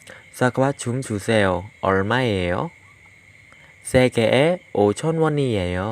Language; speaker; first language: Korean; non-native, fluent; Khmer